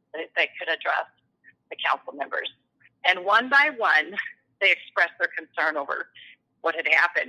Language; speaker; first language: English; native; English